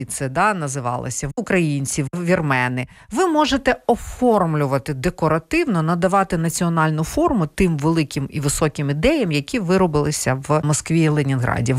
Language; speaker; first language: Ukrainian; non-native, local second language; Russian